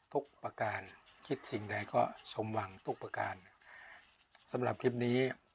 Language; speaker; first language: Thai; native; Thai